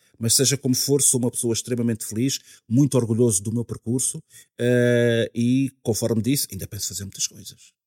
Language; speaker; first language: Portuguese; native; Portuguese